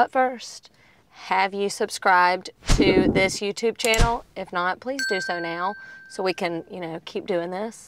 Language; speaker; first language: English; native; English